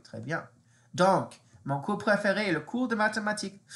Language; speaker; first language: French; non-native, fluent; English